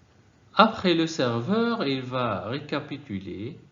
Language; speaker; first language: French; non-native, fluent; Arabic